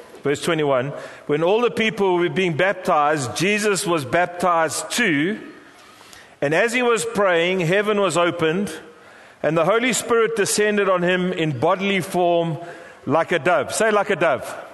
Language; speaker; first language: English; native; English